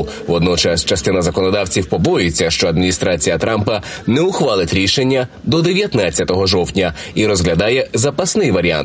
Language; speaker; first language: Ukrainian; native; Ukrainian